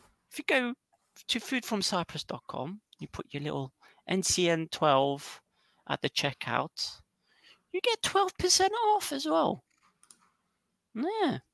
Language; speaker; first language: English; native; English